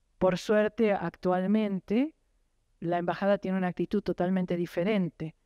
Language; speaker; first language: Spanish; native; Spanish